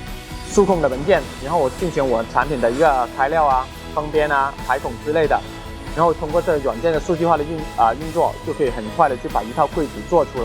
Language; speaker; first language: Chinese; native; Chinese